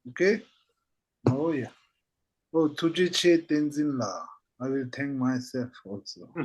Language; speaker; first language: English; non-native, fluent; Tibetan